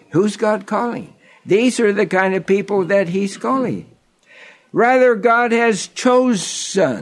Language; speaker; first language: English; native; English